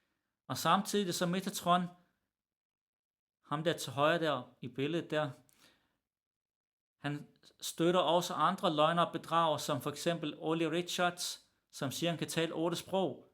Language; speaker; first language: Danish; early bilingual, other home language; Arabic